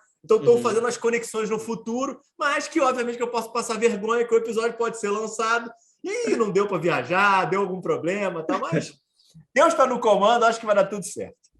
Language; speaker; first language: Portuguese; native; Portuguese